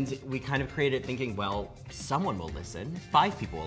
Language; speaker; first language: English; native; English